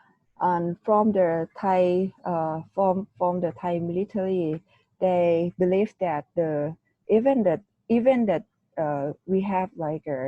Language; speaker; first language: English; non-native, learner; Thai